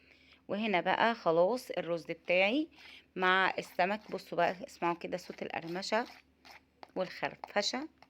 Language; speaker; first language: Arabic; native; Arabic